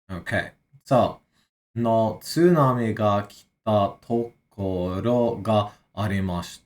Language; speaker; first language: Japanese; non-native, learner; English